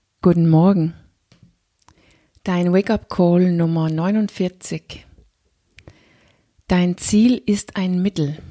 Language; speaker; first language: German; non-native, fluent; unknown